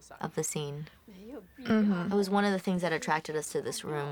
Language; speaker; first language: English; native; English